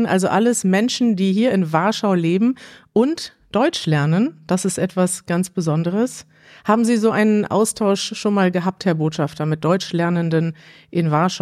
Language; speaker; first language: German; native; German